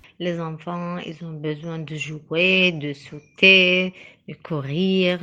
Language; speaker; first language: French; non-native, learner; Arabic